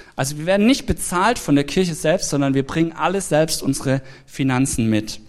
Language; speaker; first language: German; native; German